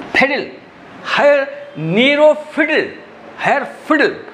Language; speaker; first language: English; non-native, local second language; Hindi